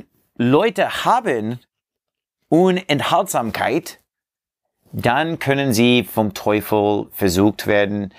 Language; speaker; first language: German; non-native, learner; English